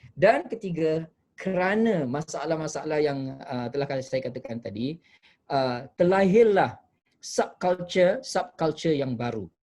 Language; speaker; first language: Malay; native; Malay